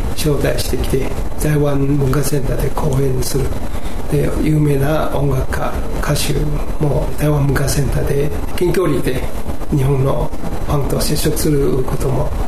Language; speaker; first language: Japanese; non-native, fluent; Chinese